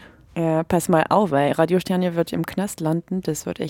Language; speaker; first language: German; native; German